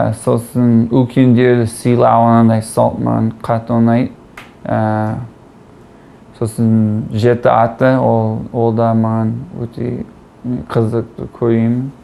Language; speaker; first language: Kazakh; non-native, learner; English